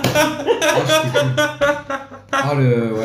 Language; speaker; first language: French; native; French